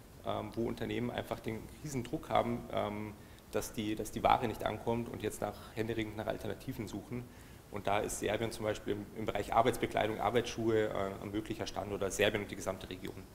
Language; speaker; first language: German; native; German